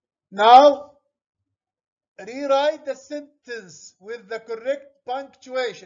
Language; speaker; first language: English; non-native, fluent; Arabic